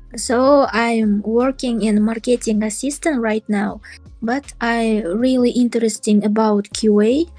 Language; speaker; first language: English; non-native, learner; Russian